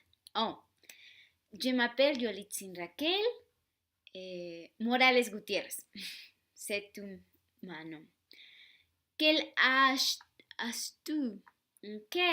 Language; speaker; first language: French; non-native, learner; Spanish